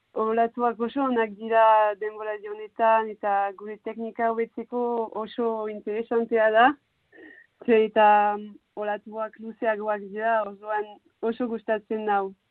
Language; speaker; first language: Basque; non-native, local second language; French